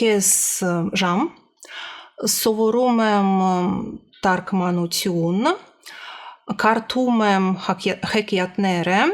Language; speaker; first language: Armenian; non-native, learner; Russian